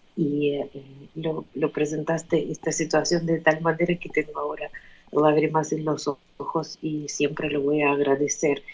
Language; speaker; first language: Spanish; non-native, fluent; Ukrainian